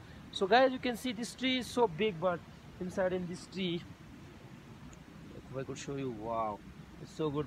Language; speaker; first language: English; non-native, local second language; Urdu